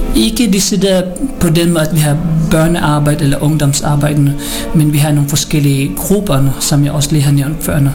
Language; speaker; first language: Danish; early bilingual, other home language; Filipino